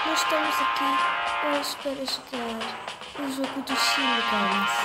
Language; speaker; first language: Portuguese; early bilingual, heritage; Portuguese